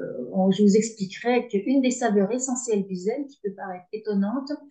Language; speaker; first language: French; native; French